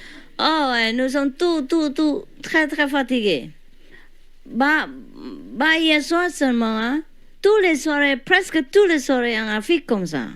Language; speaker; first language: French; non-native, learner; Vietnamese